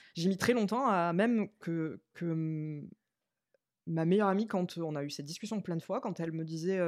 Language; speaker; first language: French; native; French